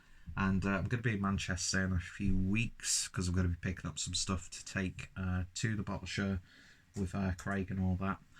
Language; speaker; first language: English; native; English